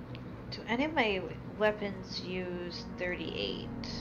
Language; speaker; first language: English; native; English